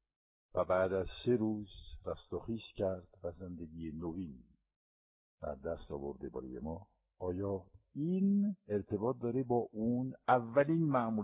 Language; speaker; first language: Persian; non-native, fluent; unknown